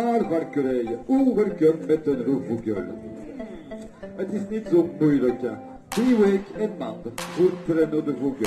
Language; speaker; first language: Dutch; non-native, local second language; French